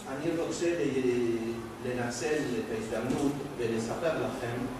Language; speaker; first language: Hebrew; non-native, fluent; Spanish